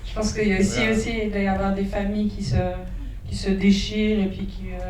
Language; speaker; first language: French; native; French